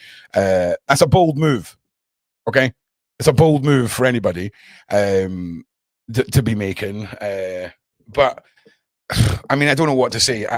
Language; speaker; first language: English; native; English